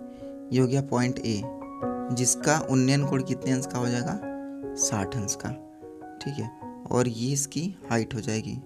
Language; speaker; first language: Hindi; native; Hindi